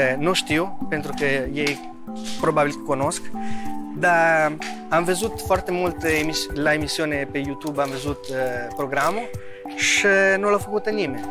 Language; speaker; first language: Romanian; non-native, fluent; Italian